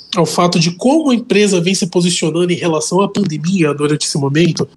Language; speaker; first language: Portuguese; native; Portuguese